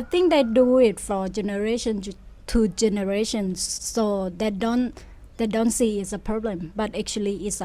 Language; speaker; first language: English; non-native, fluent; Thai